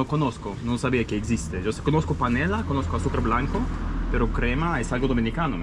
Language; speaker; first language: Spanish; non-native, fluent; Russian